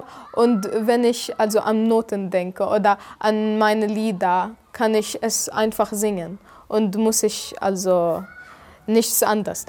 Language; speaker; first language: German; non-native, fluent; Arabic